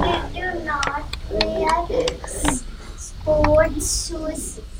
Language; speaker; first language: English; non-native, learner; Hindi